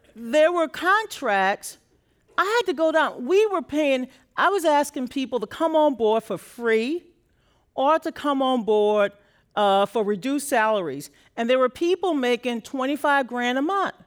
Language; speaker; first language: English; native; English